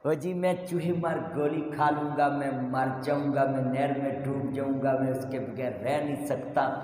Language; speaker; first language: Urdu; non-native, local second language; Punjabi